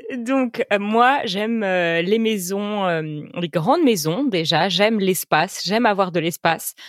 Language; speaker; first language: French; native; French